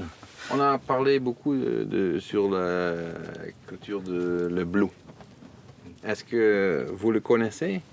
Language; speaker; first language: French; non-native, learner; Dutch